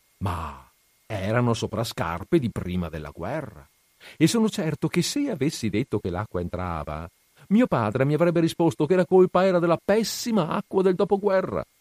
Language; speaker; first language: Italian; native; Italian